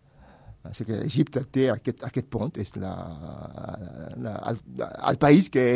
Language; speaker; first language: Catalan; non-native, fluent; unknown